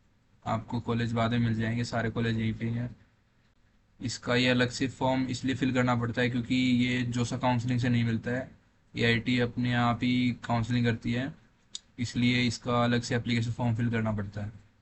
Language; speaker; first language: Hindi; native; Hindi